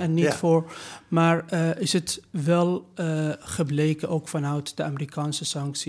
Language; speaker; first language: Dutch; non-native, fluent; Persian